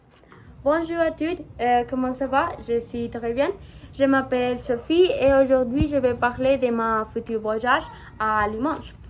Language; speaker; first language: French; non-native, learner; Spanish